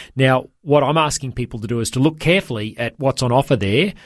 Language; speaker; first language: English; native; English